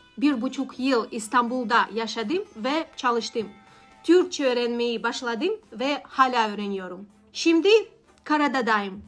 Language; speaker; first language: Turkish; non-native, learner; Russian